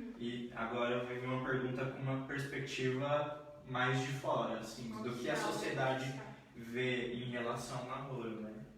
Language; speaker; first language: Portuguese; native; Portuguese